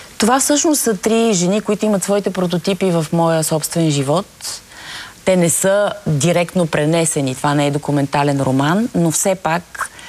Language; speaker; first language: Bulgarian; native; Bulgarian